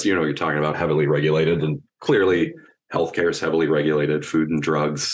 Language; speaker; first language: English; native; English